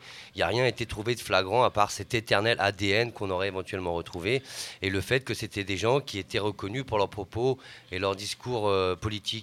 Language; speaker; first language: French; native; French